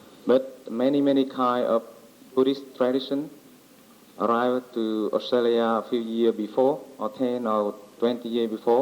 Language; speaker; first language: English; non-native, learner; Vietnamese